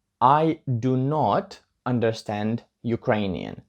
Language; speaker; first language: English; non-native, learner; Ukrainian